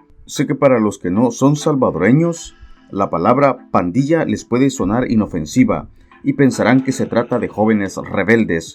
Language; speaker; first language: Spanish; native; Spanish